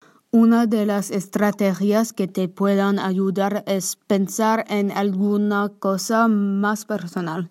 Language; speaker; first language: Spanish; non-native, learner; English